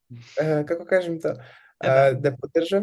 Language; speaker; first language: Serbian; native; Serbian